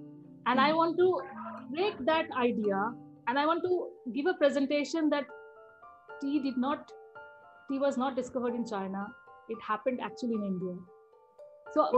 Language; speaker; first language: English; non-native, local second language; Bangla